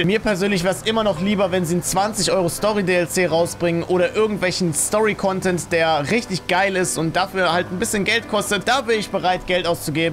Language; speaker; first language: German; native; German